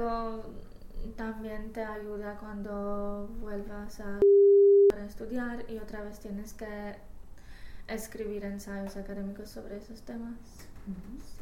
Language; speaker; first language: Spanish; non-native, fluent; English